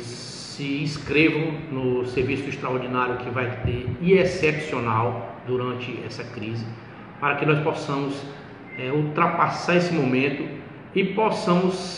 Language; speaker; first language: Portuguese; native; Portuguese